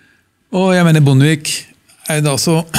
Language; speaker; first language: Norwegian; native; Norwegian